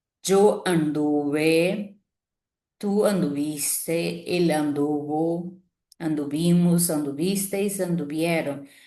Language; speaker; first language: Spanish; non-native, fluent; Portuguese